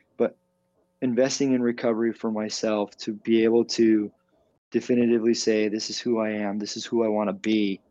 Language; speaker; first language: English; native; English